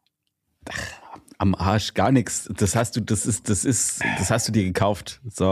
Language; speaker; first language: German; native; German